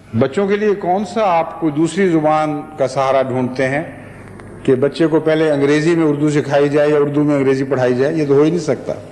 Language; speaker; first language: Urdu; native; Urdu